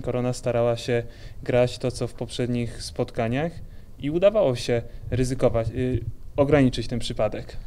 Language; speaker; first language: Polish; native; Polish